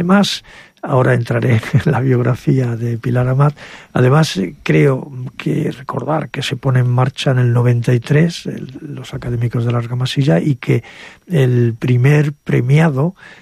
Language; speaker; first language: Spanish; native; Spanish